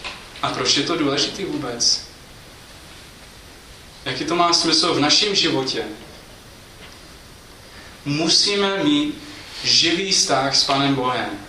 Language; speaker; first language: Czech; non-native, fluent; English